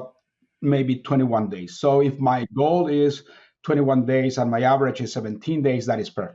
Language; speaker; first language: English; non-native, fluent; Spanish